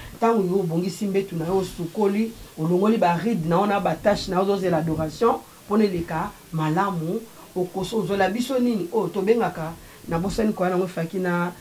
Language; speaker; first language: Lingala; native; Lingala